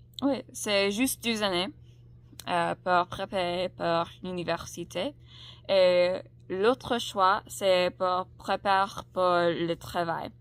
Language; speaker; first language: French; non-native, learner; English